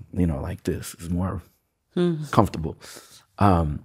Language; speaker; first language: English; native; English